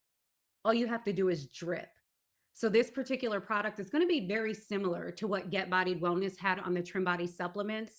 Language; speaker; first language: English; native; English